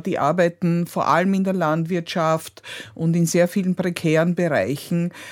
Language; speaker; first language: German; native; German